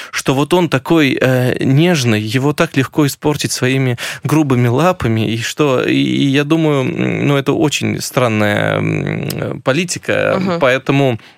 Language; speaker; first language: Russian; native; Russian